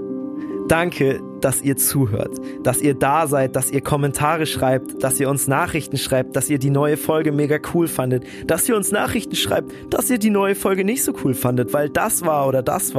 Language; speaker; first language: German; native; German